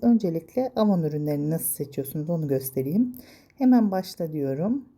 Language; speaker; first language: Turkish; native; Turkish